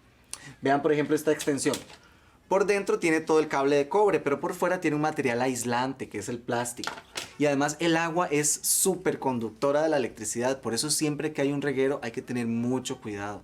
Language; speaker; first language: Spanish; native; Spanish